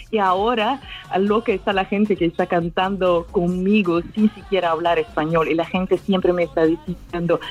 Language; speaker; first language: Spanish; non-native, fluent; Russian